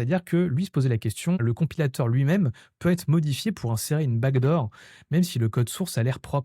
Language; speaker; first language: French; native; French